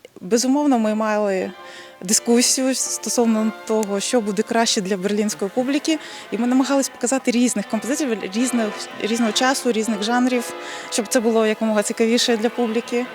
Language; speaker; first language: Ukrainian; native; Ukrainian